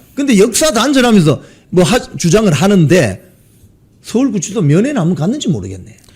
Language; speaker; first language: Korean; native; Korean